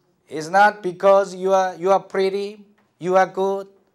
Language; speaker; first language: English; non-native, fluent; Korean